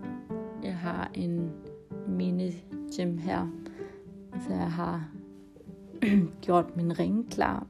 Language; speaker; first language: Danish; non-native, local second language; Kalaallisut